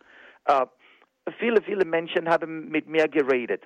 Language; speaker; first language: German; non-native, fluent; Igbo